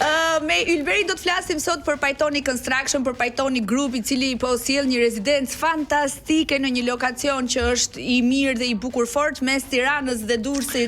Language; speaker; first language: Albanian; native; Albanian